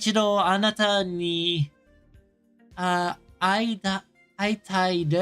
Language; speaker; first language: Japanese; non-native, learner; English